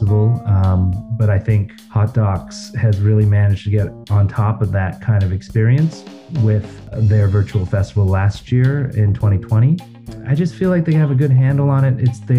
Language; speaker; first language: English; native; English